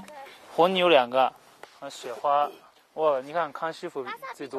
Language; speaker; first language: Chinese; non-native, fluent; Japanese